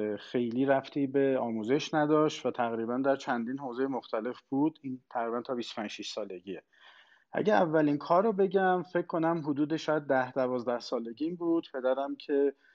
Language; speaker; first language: Persian; non-native, local second language; Azerbaijani